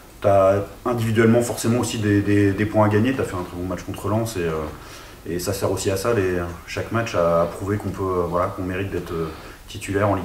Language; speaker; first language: French; native; French